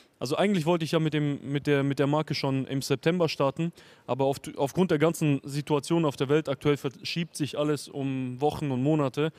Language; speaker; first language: German; native; German